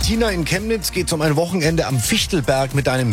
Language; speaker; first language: German; native; German